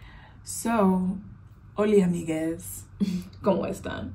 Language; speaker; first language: Spanish; non-native, learner; English